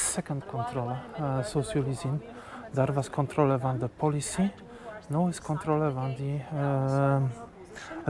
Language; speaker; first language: Dutch; non-native, learner; Polish